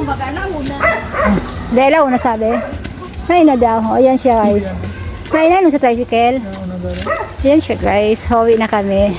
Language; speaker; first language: Filipino; non-native, local second language; Bikol